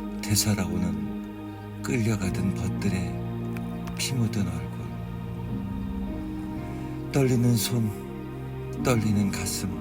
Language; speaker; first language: Korean; native; Korean